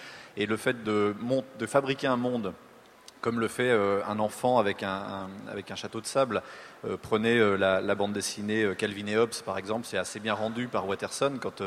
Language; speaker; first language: French; native; French